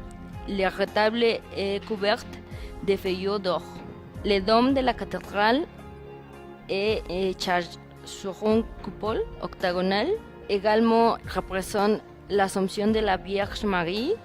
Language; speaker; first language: French; non-native, learner; Spanish